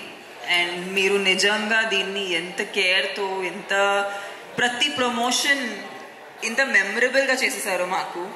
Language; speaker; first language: Telugu; non-native, fluent; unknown